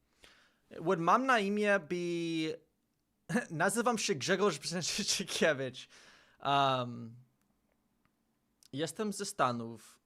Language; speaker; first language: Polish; non-native, learner; English